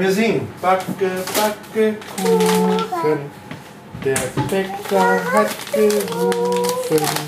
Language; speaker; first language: German; native; German